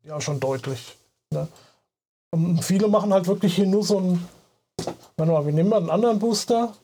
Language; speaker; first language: German; native; German